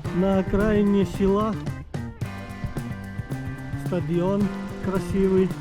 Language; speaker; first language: Ukrainian; non-native, learner; Georgian